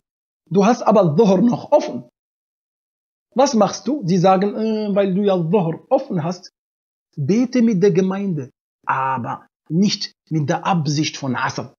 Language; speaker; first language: German; non-native, fluent; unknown